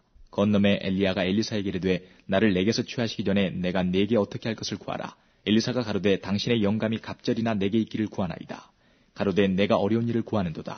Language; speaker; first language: Korean; native; Korean